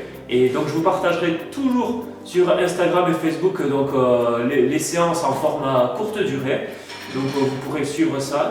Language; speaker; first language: French; native; French